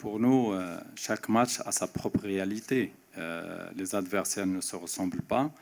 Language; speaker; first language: French; non-native, local second language; Arabic